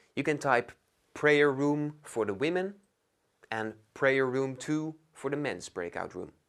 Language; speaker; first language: English; non-native, fluent; Dutch